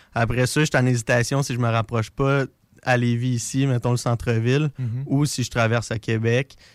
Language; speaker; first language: French; native; French